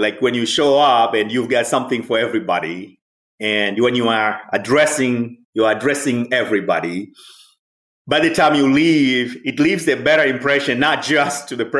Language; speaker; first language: English; non-native, local second language; Swahili